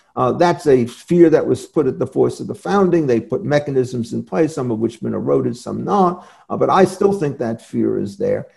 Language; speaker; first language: English; native; English